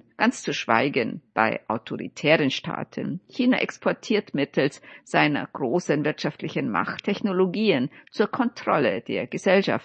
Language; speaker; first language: German; native; German